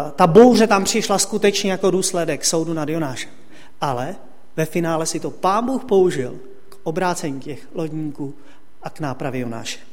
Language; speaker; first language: Czech; native; Czech